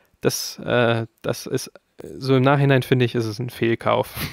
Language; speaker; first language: German; native; German